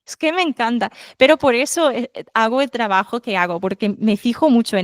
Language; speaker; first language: Spanish; non-native, fluent; English